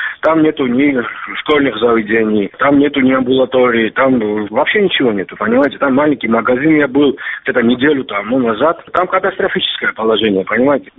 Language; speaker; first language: Russian; non-native, local second language; Georgian